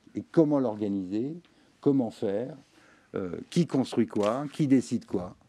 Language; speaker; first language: French; native; French